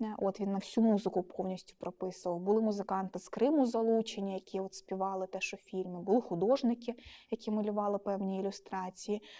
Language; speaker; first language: Ukrainian; non-native, local second language; Russian